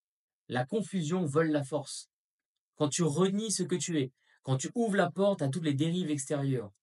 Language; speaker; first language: French; native; French